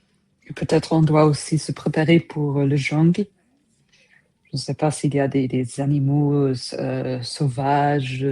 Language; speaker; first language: French; non-native, fluent; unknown